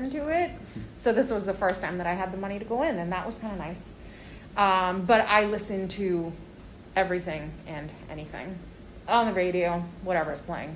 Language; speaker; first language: English; non-native, local second language; Hindi